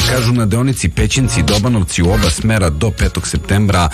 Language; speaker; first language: Serbian; native; Serbian